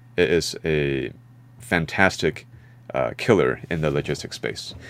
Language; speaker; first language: English; native; English